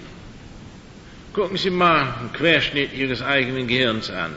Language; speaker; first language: German; non-native, fluent; English